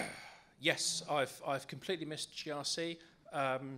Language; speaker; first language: English; native; English